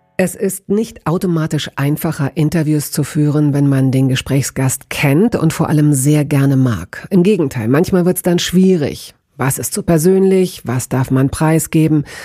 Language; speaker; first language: German; native; German